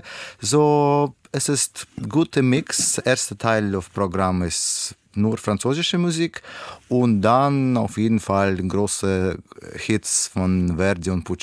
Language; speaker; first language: German; non-native, learner; Russian